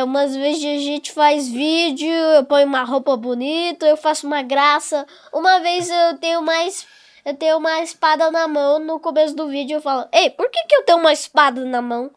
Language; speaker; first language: Portuguese; non-native, local second language; English